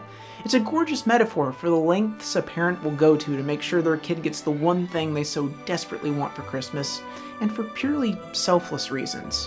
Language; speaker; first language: English; native; English